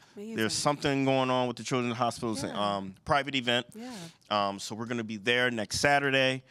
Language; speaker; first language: English; native; English